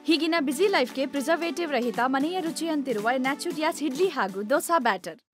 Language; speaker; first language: Kannada; native; Kannada